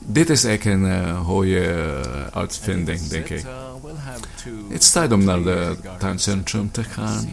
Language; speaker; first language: Dutch; non-native, learner; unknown